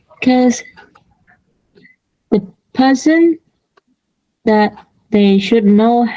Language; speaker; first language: English; non-native, learner; Vietnamese